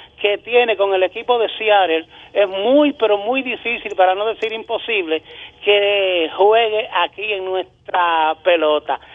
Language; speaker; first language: Spanish; native; Spanish